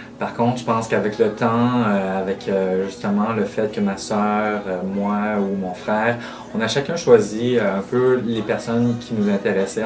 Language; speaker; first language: French; early bilingual, other home language; Vietnamese